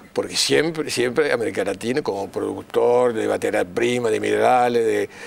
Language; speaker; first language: Spanish; non-native, fluent; French